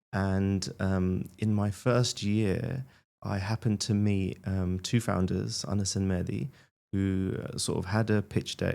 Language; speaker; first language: English; native; English